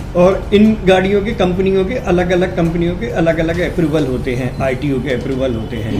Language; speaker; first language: Hindi; native; Hindi